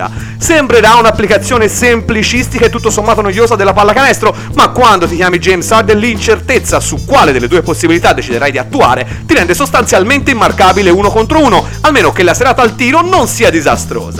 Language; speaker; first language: Italian; native; Italian